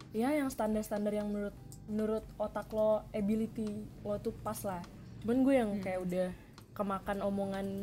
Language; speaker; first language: Indonesian; native; Indonesian